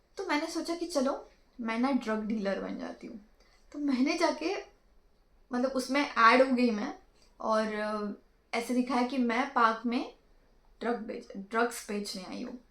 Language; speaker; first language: Hindi; non-native, local second language; Marathi